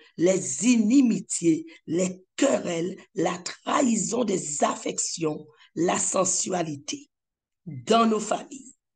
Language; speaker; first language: French; native; French